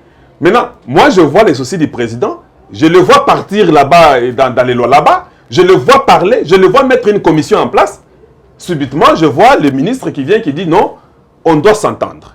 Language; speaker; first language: French; non-native, local second language; Lingala